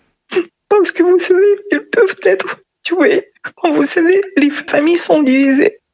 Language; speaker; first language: French; non-native, fluent; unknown